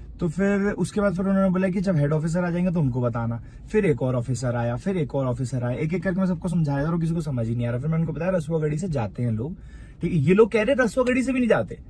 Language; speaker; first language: Hindi; native; Hindi